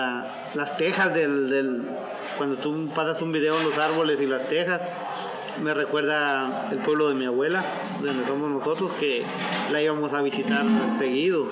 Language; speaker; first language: Spanish; native; Spanish